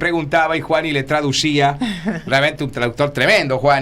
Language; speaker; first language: Spanish; native; Spanish